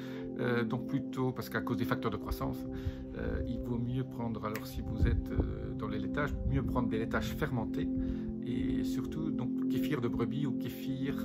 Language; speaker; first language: French; native; French